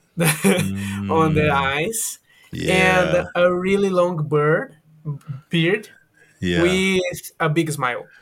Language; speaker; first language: English; non-native, learner; Portuguese